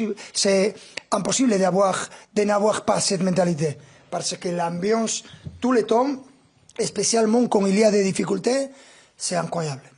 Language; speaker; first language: French; non-native, fluent; Spanish